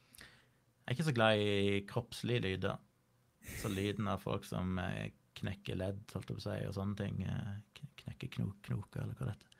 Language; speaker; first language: Norwegian; native; Norwegian